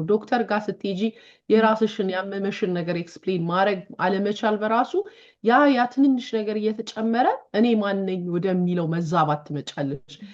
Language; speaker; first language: Amharic; native; Amharic